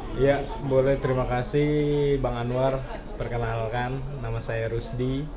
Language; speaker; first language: Indonesian; native; Indonesian